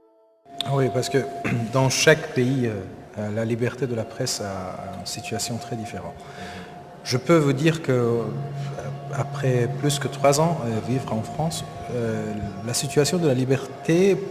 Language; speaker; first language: French; non-native, learner; Persian